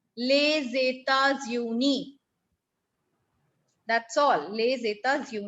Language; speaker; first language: French; non-native, fluent; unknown